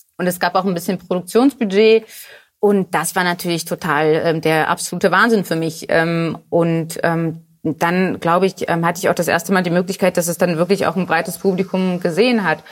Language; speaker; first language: German; early bilingual, other home language; Polish